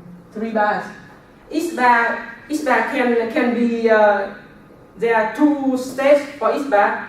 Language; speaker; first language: English; non-native, learner; Vietnamese